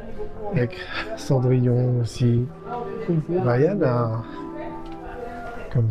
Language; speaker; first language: French; native; French